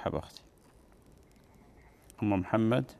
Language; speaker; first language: Arabic; native; Arabic